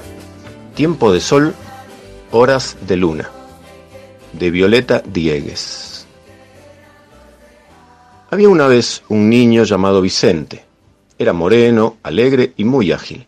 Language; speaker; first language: Spanish; native; Spanish